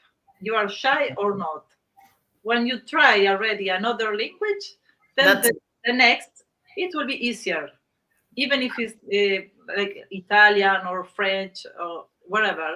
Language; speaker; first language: English; non-native, learner; Spanish